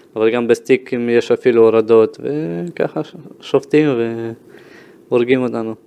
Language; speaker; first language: Hebrew; early bilingual, other home language; Ukrainian